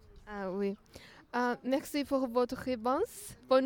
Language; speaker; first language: French; non-native, learner; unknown